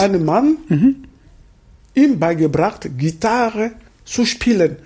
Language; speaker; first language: German; non-native, fluent; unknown